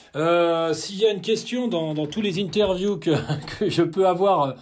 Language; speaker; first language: French; native; French